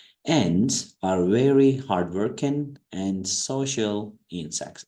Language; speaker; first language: English; non-native, fluent; Turkish